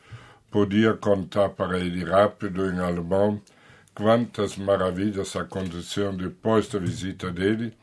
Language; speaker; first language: Portuguese; non-native, fluent; German